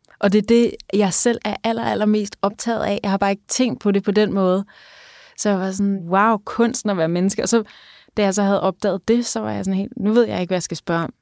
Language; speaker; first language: Danish; native; Danish